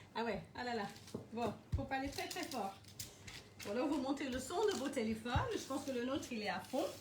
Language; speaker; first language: French; non-native, fluent; English